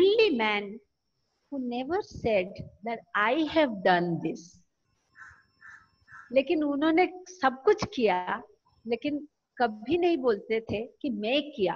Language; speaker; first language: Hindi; non-native, local second language; Odia